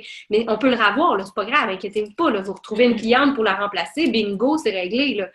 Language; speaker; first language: French; native; French